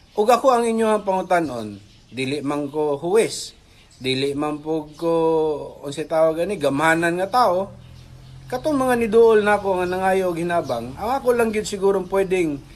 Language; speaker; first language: Cebuano; native; Cebuano